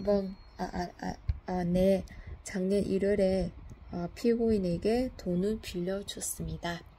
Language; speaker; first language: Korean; non-native, fluent; Vietnamese